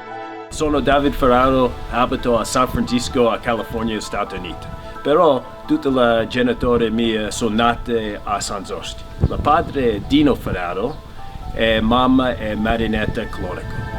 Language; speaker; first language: Italian; early bilingual, heritage; Italian